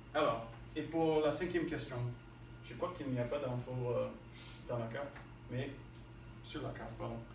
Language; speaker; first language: French; non-native, fluent; English